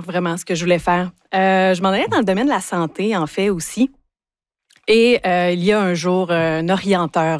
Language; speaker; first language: French; native; French